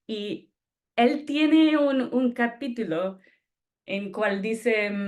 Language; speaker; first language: Spanish; non-native, fluent; English